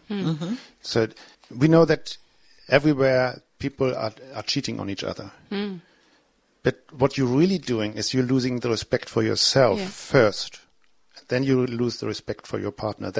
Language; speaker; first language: English; non-native, fluent; German